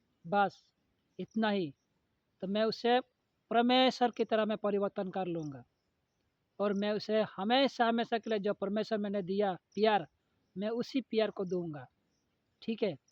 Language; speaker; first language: Hindi; non-native, local second language; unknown